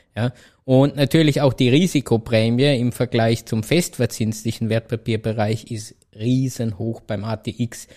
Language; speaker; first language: German; native; German